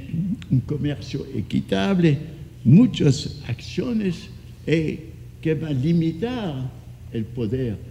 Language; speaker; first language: Spanish; non-native, fluent; French